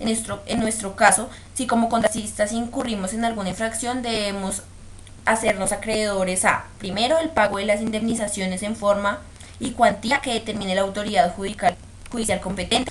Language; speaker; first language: Spanish; native; Spanish